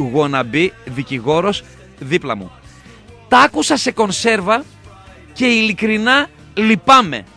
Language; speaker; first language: Greek; native; Greek